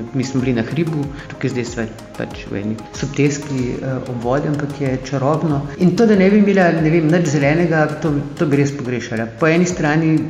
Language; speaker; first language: Slovenian; native; Slovenian